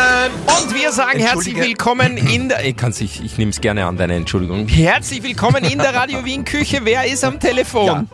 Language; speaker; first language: German; native; German